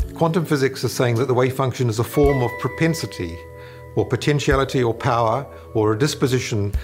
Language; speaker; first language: English; native; English